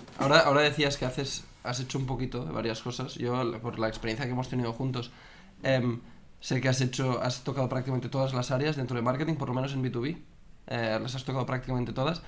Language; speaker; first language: Spanish; native; Spanish